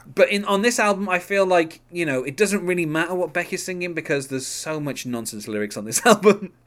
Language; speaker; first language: English; native; English